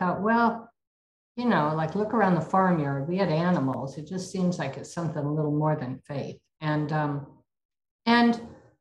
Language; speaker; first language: English; native; English